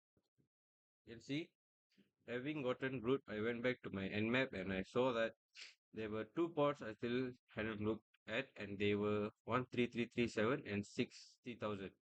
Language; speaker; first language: English; non-native, local second language; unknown